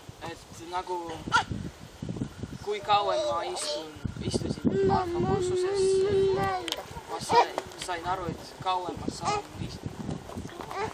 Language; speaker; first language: Estonian; non-native, local second language; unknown